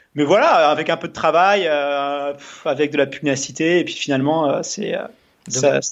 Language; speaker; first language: French; native; French